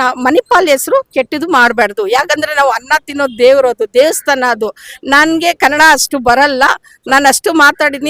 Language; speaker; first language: Kannada; non-native, local second language; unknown